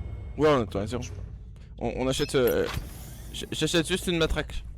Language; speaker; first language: French; native; French